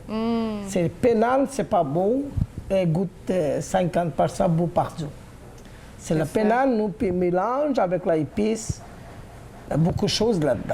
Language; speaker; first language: French; non-native, learner; Bangla